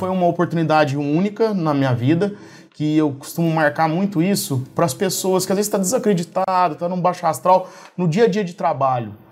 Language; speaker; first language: Portuguese; native; Portuguese